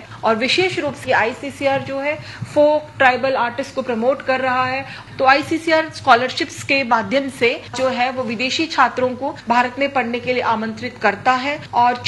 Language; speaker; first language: Hindi; native; Hindi